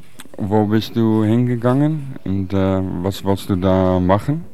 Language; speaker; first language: German; non-native, learner; Dutch